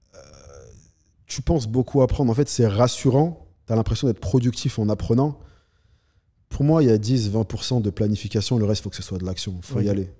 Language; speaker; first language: French; native; French